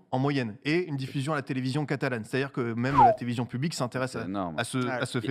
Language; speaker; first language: French; native; French